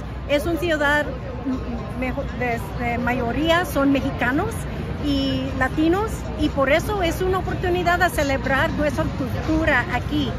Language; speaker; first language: Spanish; early bilingual, heritage; English